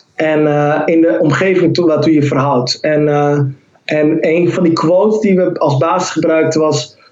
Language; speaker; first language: Dutch; early bilingual, other home language; Somali